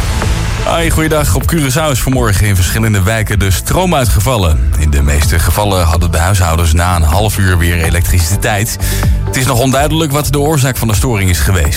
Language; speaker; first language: Dutch; native; Dutch